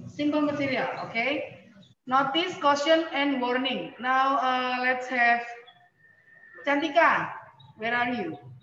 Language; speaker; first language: English; non-native, fluent; Indonesian